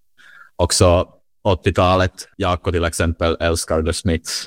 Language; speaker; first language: Swedish; non-native, learner; Finnish